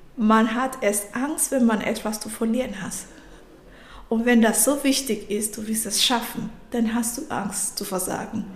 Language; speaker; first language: German; non-native, fluent; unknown